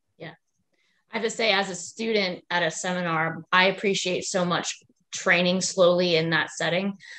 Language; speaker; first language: English; native; English